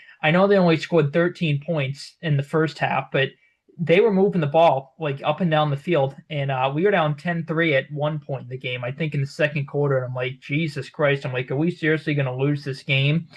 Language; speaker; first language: English; native; English